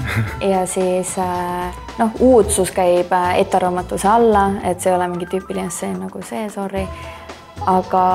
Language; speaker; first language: Estonian; native; Estonian